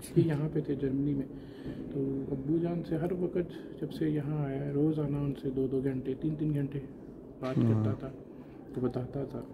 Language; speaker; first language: Urdu; native; Urdu